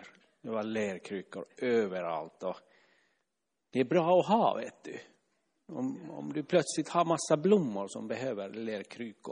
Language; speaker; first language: Swedish; non-native, fluent; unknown